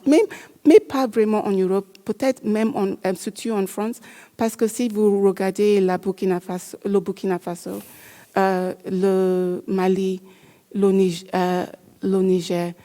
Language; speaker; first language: French; non-native, learner; English